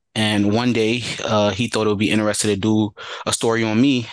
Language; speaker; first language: English; native; English